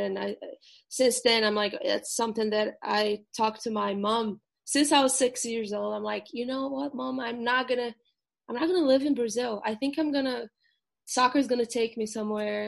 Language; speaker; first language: English; non-native, fluent; Portuguese